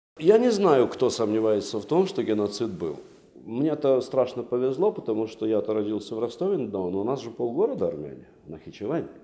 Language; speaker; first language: Russian; native; Russian